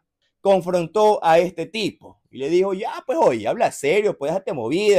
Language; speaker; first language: Spanish; native; Spanish